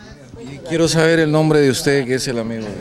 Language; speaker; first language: Spanish; native; Spanish